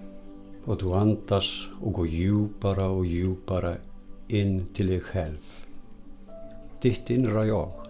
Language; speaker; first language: Swedish; non-native, fluent; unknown